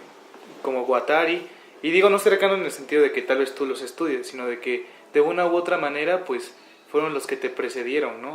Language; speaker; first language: Spanish; native; Spanish